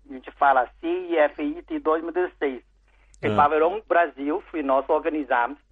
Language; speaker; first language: Portuguese; non-native, learner; Chinese